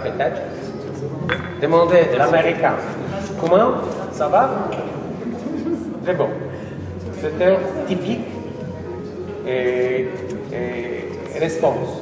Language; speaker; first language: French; non-native, learner; Polish